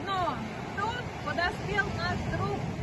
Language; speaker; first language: Russian; native; Russian